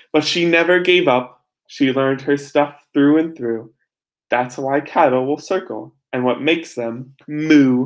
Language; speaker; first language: English; native; English